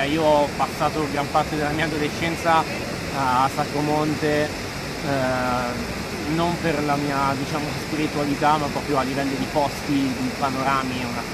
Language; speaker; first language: Italian; native; Italian